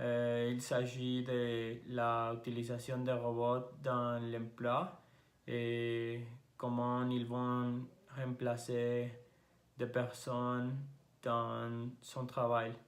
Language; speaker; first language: French; non-native, learner; Spanish